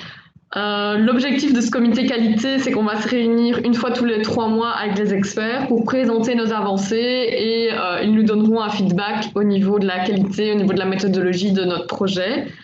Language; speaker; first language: French; native; French